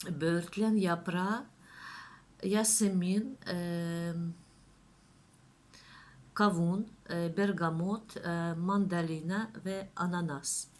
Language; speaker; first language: Turkish; non-native, learner; Russian